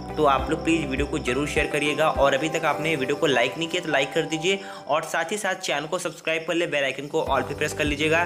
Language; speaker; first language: Hindi; native; Hindi